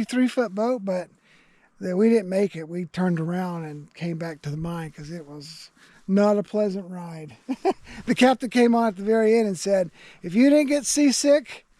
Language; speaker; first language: English; native; English